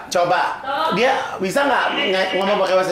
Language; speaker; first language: Indonesian; native; Indonesian